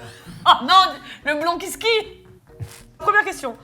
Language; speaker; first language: French; native; French